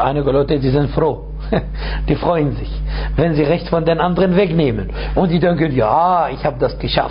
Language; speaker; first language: German; non-native, fluent; Arabic